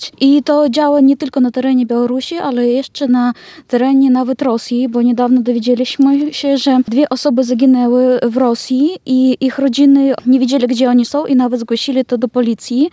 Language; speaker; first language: Polish; non-native, fluent; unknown